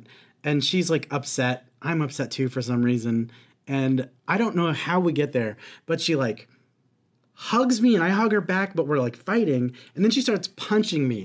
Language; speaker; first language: English; native; English